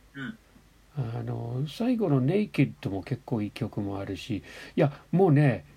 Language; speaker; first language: Japanese; non-native, fluent; English